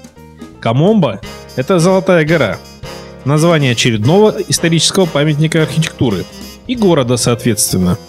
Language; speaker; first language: Russian; native; Russian